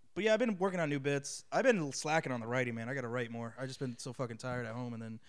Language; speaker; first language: English; native; English